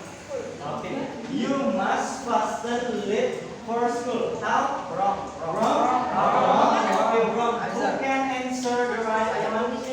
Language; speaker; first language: English; non-native, learner; Indonesian